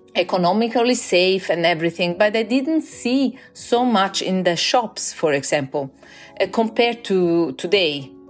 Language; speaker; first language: English; non-native, fluent; Italian